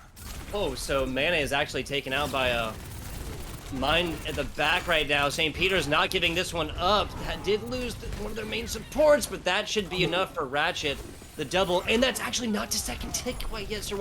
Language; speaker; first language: English; native; English